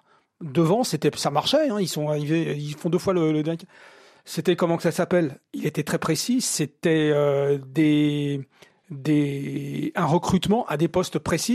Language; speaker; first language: French; native; French